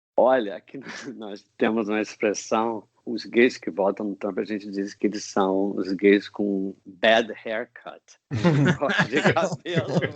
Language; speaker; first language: Portuguese; non-native, fluent; English